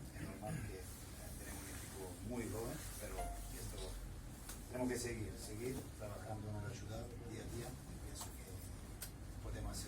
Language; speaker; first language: Spanish; non-native, fluent; Italian